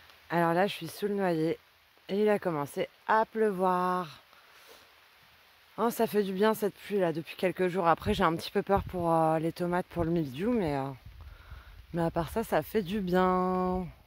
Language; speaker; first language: French; native; French